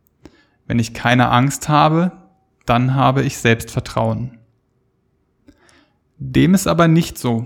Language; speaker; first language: German; native; German